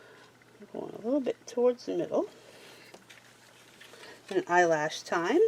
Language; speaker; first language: English; native; English